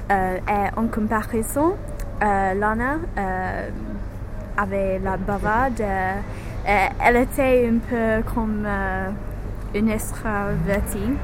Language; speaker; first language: French; non-native, learner; English